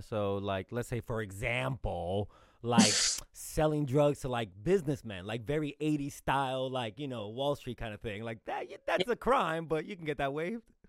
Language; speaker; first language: English; early bilingual, other home language; Spanish